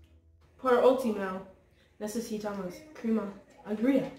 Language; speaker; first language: Spanish; non-native, learner; English